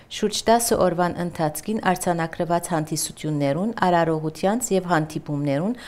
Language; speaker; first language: Armenian; early bilingual, heritage; Armenian